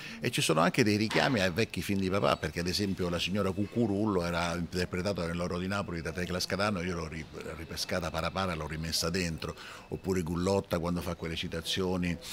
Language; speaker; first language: Italian; native; Italian